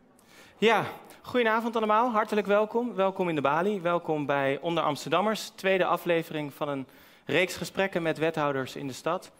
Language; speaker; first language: Dutch; native; Dutch